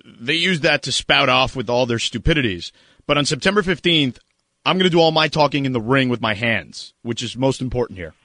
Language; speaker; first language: English; early bilingual, other home language; Spanish